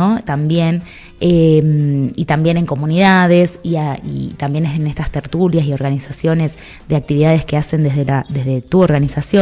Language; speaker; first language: Spanish; native; Spanish